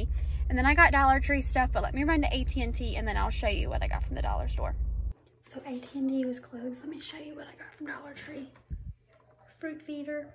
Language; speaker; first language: English; native; English